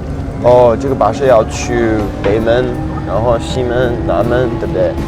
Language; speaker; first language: Chinese; non-native, learner; English